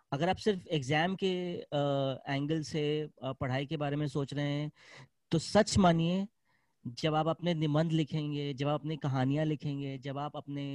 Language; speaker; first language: Hindi; native; Hindi